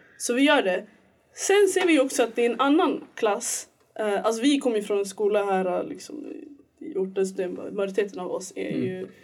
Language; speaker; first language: Swedish; early bilingual, other home language; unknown